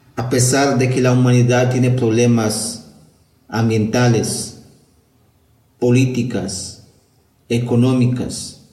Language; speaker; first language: Spanish; non-native, local second language; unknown